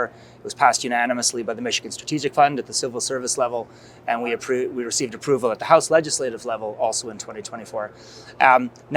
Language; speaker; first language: English; native; English